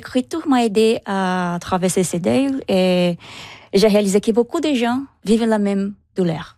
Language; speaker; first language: French; non-native, learner; Portuguese